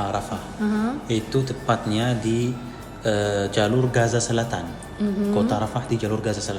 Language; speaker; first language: Indonesian; non-native, fluent; Arabic